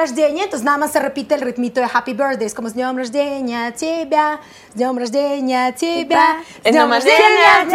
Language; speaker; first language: Spanish; non-native, fluent; Russian